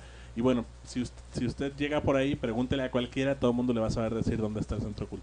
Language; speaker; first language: Spanish; native; Spanish